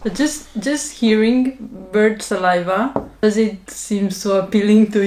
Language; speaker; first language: English; non-native, fluent; Italian